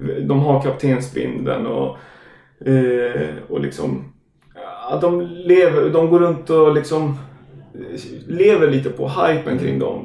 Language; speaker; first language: Swedish; non-native, fluent; German